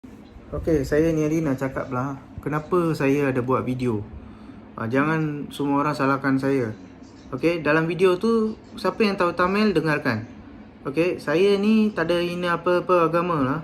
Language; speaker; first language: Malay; non-native, local second language; Tamil